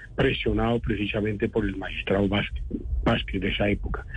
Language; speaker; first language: Spanish; native; Spanish